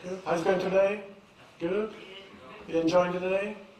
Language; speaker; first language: English; non-native, fluent; Italian